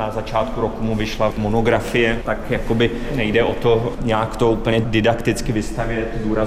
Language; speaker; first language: Czech; native; Czech